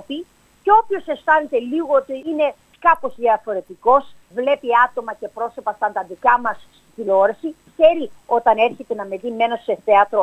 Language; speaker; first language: Greek; early bilingual, heritage; English